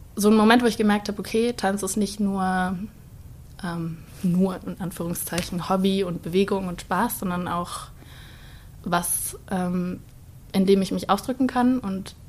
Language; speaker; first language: German; native; German